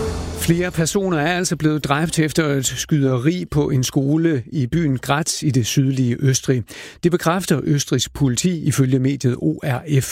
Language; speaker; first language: Danish; native; Danish